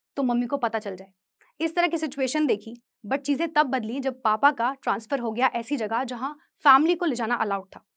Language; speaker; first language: Hindi; native; Hindi